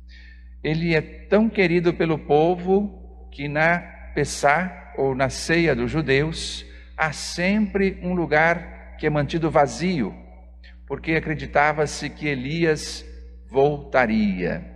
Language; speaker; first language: Portuguese; native; Portuguese